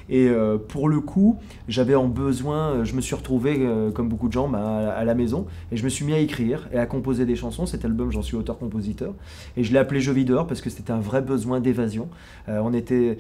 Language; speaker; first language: French; native; French